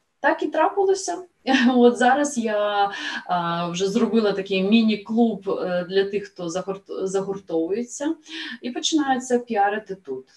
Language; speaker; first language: Ukrainian; native; Ukrainian